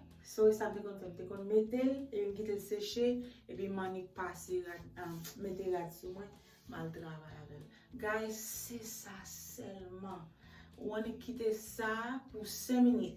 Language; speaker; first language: French; non-native, learner; Haitian Creole